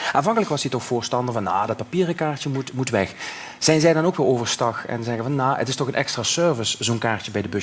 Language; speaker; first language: Dutch; native; Dutch